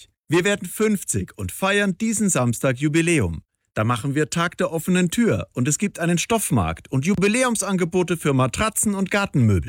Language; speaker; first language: German; native; German